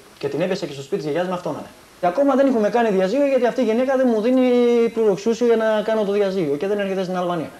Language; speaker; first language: Greek; early bilingual, heritage; Greek